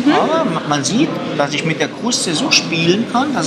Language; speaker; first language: German; native; German